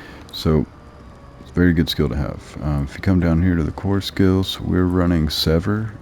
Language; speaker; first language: English; native; English